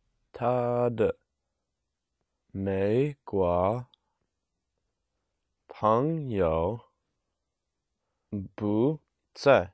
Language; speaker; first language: Chinese; non-native, learner; English